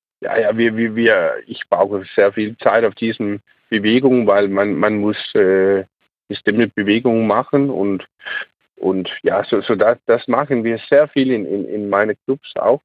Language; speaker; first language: German; non-native, learner; Danish